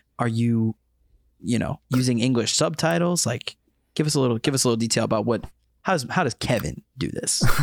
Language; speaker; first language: English; native; English